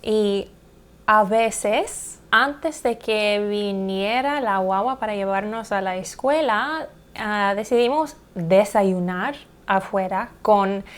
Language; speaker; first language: Spanish; non-native, fluent; English